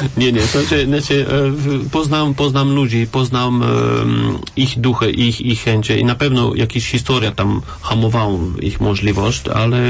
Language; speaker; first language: Polish; non-native, learner; French